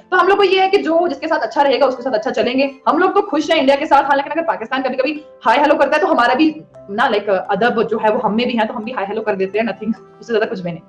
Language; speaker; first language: Hindi; non-native, local second language; Kashmiri